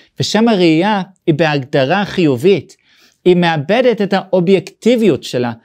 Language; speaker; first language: Hebrew; non-native, fluent; English